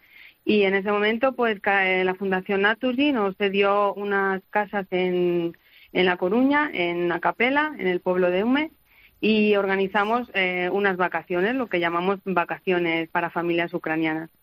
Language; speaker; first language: Spanish; native; Spanish